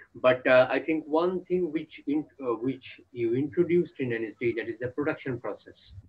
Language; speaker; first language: English; non-native, local second language; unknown